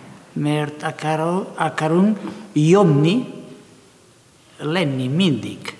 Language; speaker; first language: Hungarian; non-native, learner; Spanish